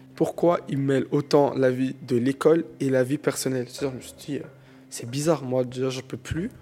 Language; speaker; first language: French; native; French